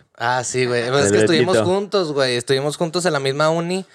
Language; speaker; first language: Spanish; native; Spanish